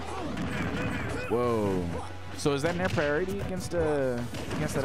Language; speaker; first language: English; native; English